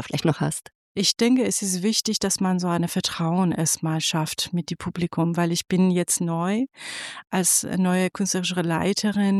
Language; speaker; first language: German; non-native, fluent; Persian